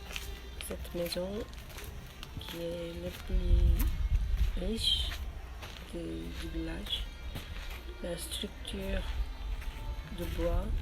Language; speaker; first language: French; non-native, learner; Korean